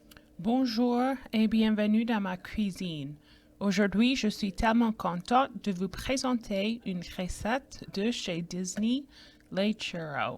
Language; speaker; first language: French; non-native, fluent; English